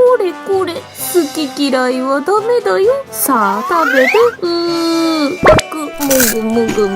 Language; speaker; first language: Japanese; native; Japanese